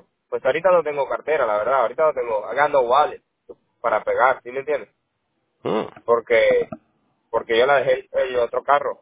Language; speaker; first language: Spanish; native; Spanish